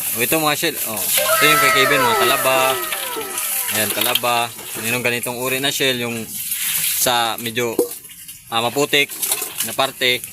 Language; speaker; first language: Filipino; non-native, local second language; Cebuano